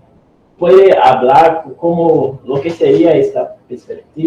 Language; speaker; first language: Spanish; non-native, learner; Portuguese